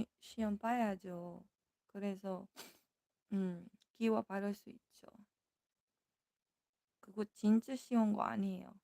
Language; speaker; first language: Korean; non-native, fluent; Filipino